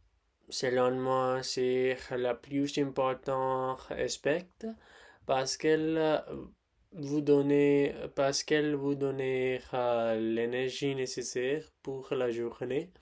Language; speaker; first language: French; non-native, learner; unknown